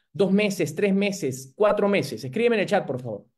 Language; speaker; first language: Spanish; native; Spanish